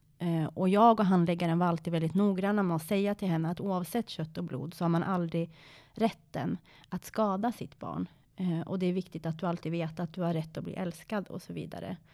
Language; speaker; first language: Swedish; early bilingual, other home language; Persian